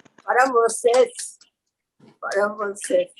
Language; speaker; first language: Portuguese; non-native, learner; Persian